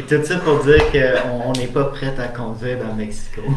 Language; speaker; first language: French; native; French